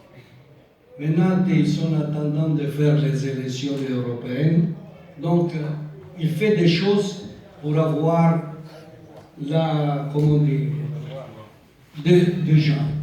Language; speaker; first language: French; non-native, local second language; Italian